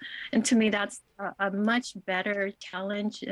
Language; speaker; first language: English; early bilingual, other home language; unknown